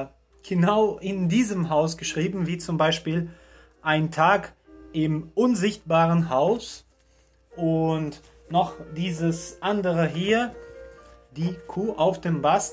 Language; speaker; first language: German; early bilingual, heritage; Portuguese